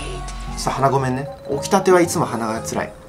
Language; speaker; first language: Japanese; native; Japanese